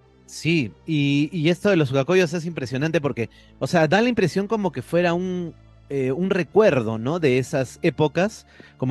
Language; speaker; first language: Spanish; native; Spanish